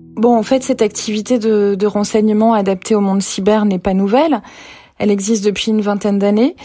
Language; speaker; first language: French; native; French